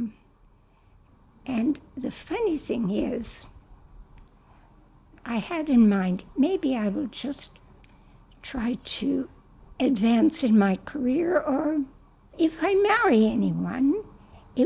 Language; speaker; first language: English; native; English